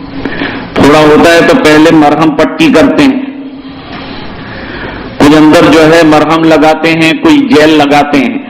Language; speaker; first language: Urdu; native; Urdu